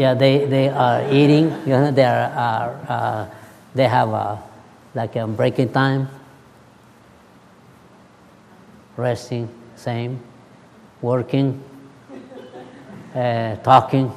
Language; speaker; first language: English; non-native, learner; Spanish